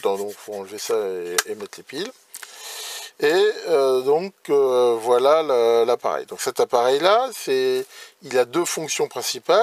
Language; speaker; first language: French; native; French